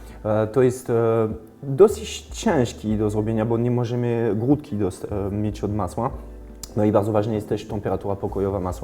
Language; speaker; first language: Polish; non-native, fluent; French